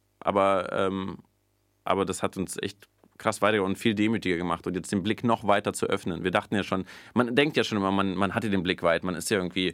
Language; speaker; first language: German; early bilingual, other home language; Russian